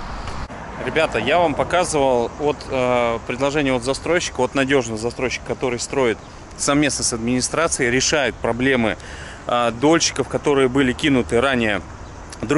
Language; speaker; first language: Russian; native; Russian